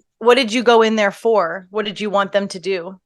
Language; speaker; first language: English; native; English